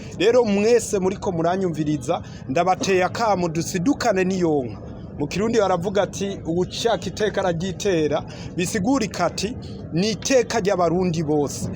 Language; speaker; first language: Rundi; early bilingual, heritage; Rundi